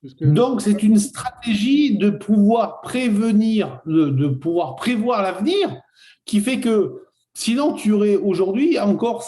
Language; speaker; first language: French; native; French